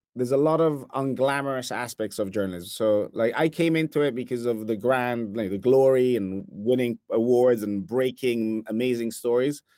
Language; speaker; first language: English; non-native, fluent; Italian